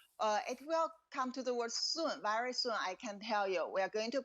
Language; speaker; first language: English; non-native, fluent; Chinese